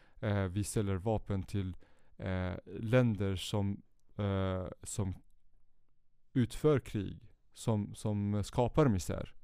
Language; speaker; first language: Swedish; early bilingual, other home language; Kurdish